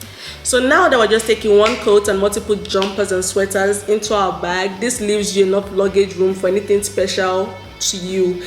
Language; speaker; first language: English; non-native, local second language; Yoruba